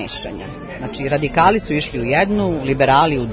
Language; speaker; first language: Serbian; native; Serbian